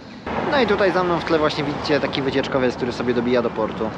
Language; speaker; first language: Polish; native; Polish